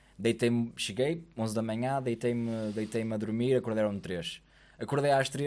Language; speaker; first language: Portuguese; native; Portuguese